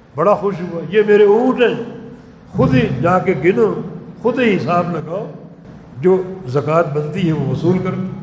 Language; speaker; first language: Urdu; native; Urdu